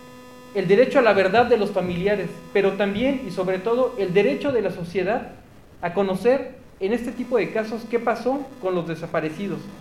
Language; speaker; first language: Spanish; native; Spanish